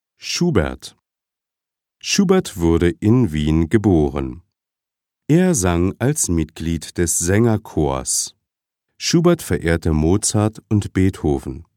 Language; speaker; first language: German; native; German